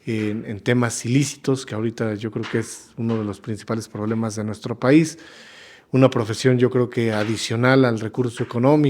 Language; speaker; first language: Spanish; native; Spanish